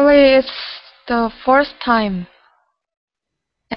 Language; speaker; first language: English; non-native, learner; Korean